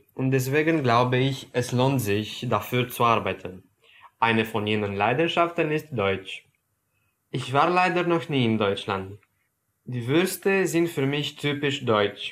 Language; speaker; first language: German; non-native, fluent; Romanian